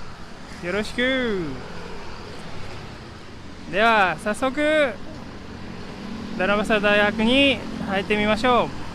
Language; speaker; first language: Japanese; non-native, fluent; Indonesian